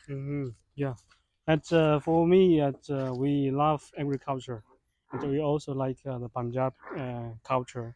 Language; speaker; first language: English; non-native, fluent; Chinese